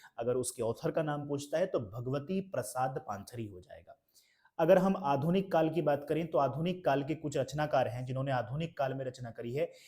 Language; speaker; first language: Hindi; native; Hindi